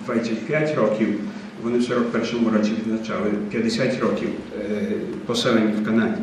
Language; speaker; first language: Ukrainian; early bilingual, heritage; Ukrainian